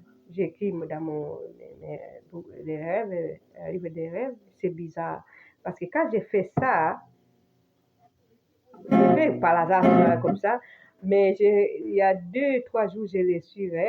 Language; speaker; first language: French; non-native, fluent; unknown